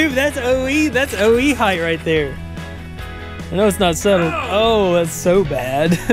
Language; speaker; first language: English; native; English